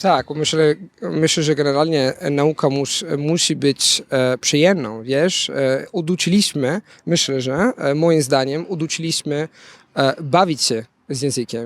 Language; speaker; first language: Polish; non-native, fluent; Italian